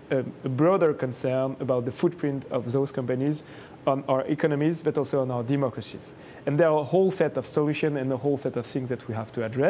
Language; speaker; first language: English; non-native, fluent; French